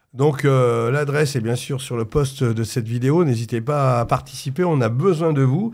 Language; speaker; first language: French; native; French